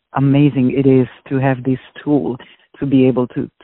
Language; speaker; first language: English; non-native, fluent; Italian